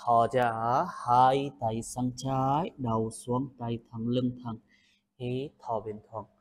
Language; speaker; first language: Vietnamese; non-native, learner; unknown